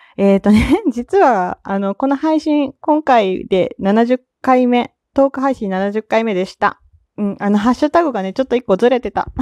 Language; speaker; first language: Japanese; native; Japanese